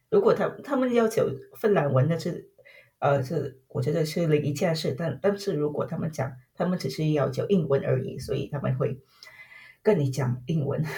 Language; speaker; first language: Chinese; non-native, fluent; Vietnamese